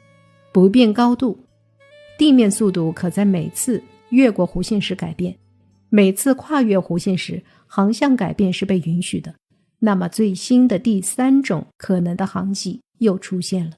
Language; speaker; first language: Chinese; native; Chinese